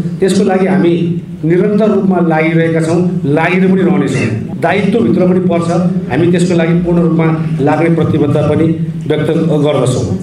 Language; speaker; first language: Nepali; non-native, local second language; Newari